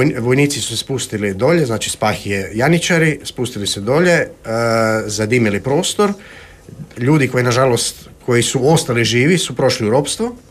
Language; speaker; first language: Croatian; native; Croatian